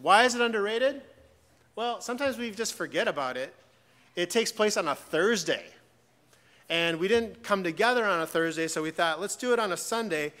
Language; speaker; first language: English; native; English